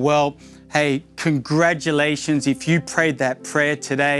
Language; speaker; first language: English; native; English